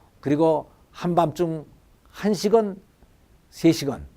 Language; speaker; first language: Korean; native; Korean